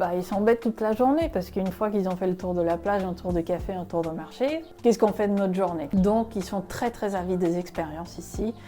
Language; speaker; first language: French; non-native, fluent; Spanish